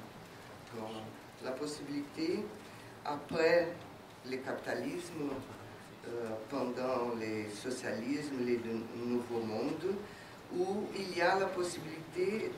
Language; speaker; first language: French; non-native, fluent; Portuguese